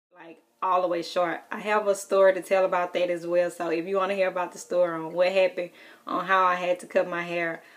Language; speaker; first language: English; native; English